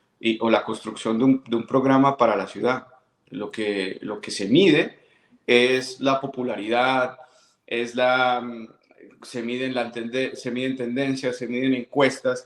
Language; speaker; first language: Spanish; native; Spanish